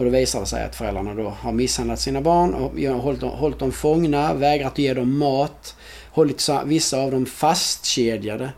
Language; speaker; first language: Swedish; native; Swedish